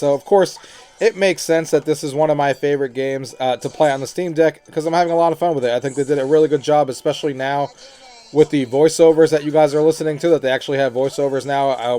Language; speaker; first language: English; native; English